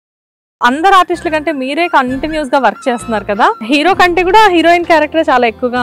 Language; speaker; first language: Telugu; native; Telugu